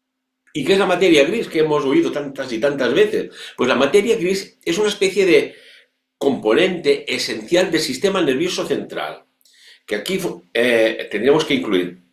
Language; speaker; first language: Spanish; non-native, local second language; Catalan